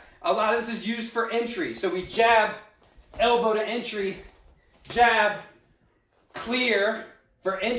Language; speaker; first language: English; native; English